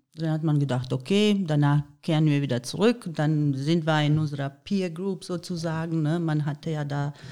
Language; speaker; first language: German; non-native, fluent; Bosnian